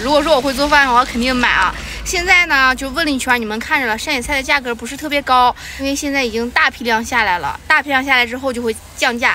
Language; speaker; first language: Chinese; native; Chinese